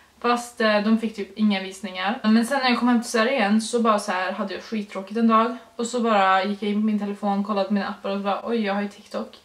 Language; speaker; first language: Swedish; early bilingual, other home language; Norwegian